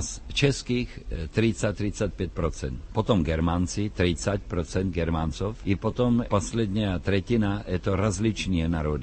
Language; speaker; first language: Russian; non-native, learner; Czech